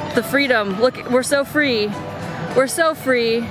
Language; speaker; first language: English; native; English